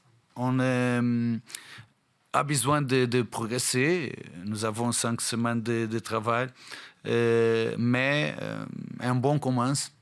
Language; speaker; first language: French; non-native, fluent; Portuguese